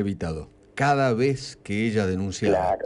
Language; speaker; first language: Spanish; native; Spanish